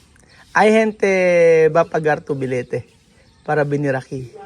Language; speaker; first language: Spanish; non-native, learner; Filipino